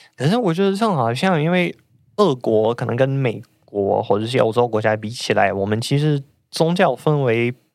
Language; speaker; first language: Chinese; non-native, fluent; Russian